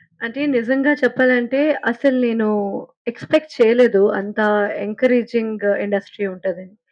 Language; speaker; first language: Telugu; non-native, fluent; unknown